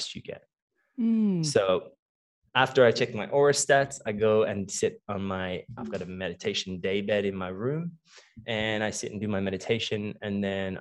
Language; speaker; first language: English; native; English